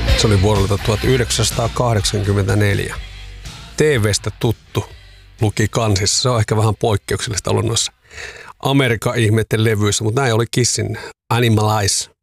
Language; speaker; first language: Finnish; native; Finnish